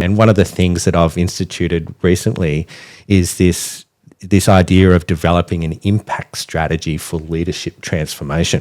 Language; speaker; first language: English; native; English